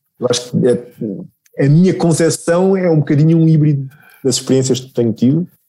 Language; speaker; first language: Portuguese; native; Portuguese